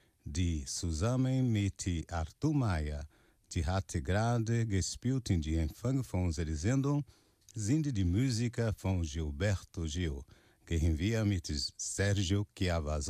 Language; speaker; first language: German; non-native, fluent; Portuguese